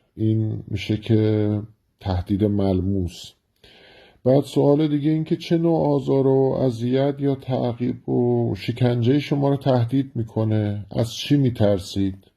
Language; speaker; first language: Persian; native; Persian